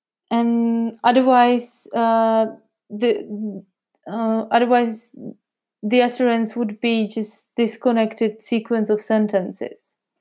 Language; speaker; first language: English; non-native, fluent; Czech